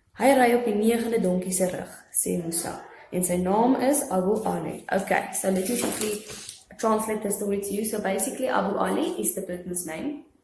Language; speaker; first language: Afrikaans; non-native, local second language; English